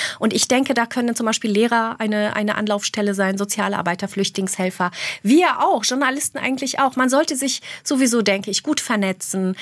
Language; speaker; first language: German; early bilingual, other home language; Albanian